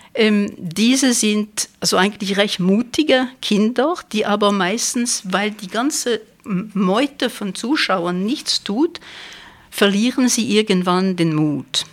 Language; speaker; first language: German; non-native, fluent; French